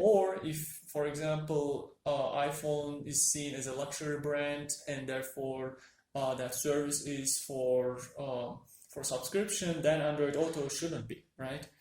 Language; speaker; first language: English; non-native, fluent; Turkish